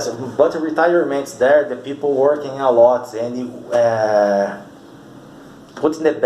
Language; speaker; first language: English; non-native, learner; Portuguese